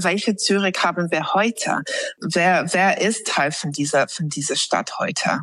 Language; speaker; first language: German; non-native, fluent; English